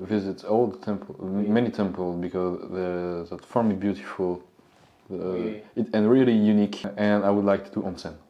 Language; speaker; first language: English; non-native, learner; French